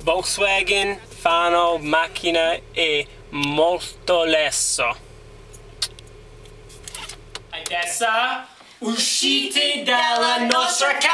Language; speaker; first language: Italian; non-native, learner; English